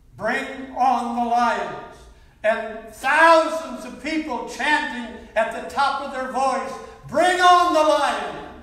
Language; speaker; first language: English; native; English